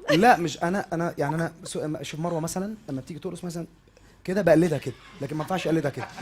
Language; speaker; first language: Egyptian Arabic; native; Egyptian Arabic